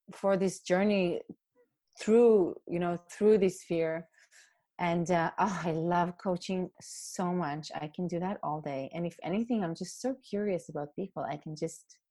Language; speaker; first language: English; non-native, fluent; Hebrew